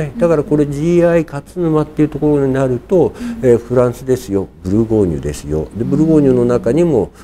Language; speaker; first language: Japanese; native; Japanese